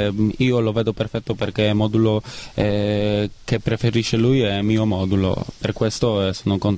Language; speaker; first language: Italian; non-native, fluent; Polish